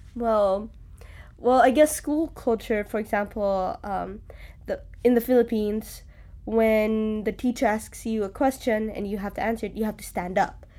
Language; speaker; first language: English; native; English